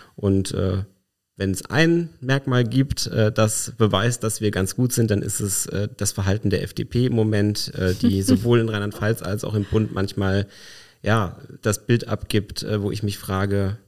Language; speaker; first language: German; native; German